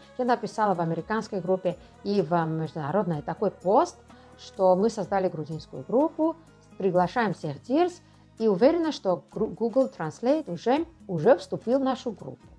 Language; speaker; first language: Russian; non-native, local second language; Georgian